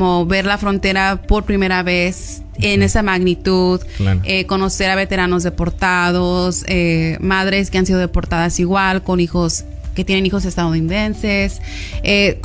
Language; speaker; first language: Spanish; early bilingual, heritage; Spanish